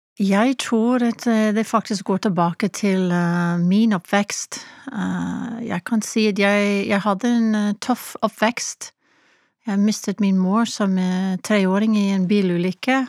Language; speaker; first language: Norwegian; non-native, fluent; English